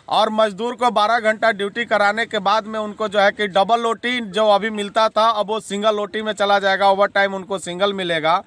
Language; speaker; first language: Hindi; native; Hindi